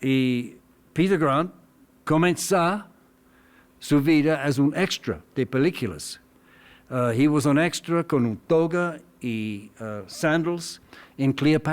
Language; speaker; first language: Spanish; non-native, learner; English